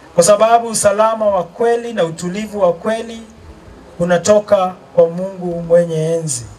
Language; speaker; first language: Swahili; native; Swahili